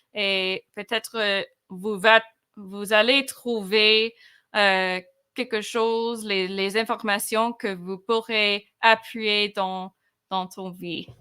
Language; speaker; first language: French; non-native, fluent; English